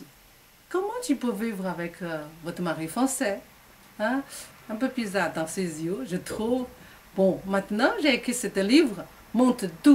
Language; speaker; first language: French; non-native, learner; Chinese